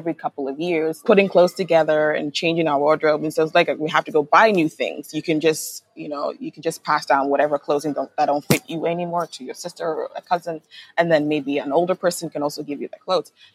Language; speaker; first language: English; non-native, local second language; Akan